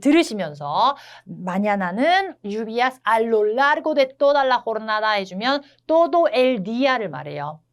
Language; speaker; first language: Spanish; non-native, fluent; Korean